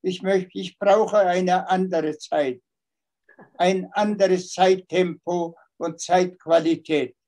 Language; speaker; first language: German; non-native, fluent; Tuvinian